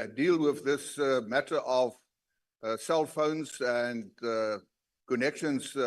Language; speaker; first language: English; non-native, local second language; Afrikaans